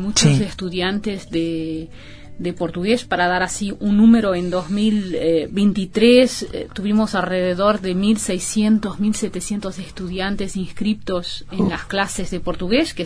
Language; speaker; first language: Spanish; non-native, fluent; Portuguese